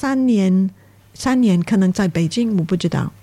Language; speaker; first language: Chinese; non-native, learner; English